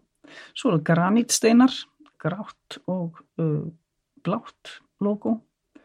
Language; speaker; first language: Icelandic; native; Icelandic